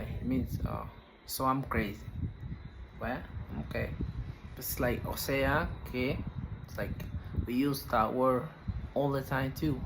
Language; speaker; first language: English; non-native, fluent; Spanish